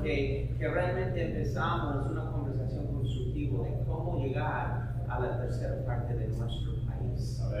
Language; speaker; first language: Spanish; non-native, fluent; English